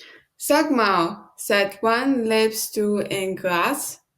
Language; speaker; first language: German; non-native, learner; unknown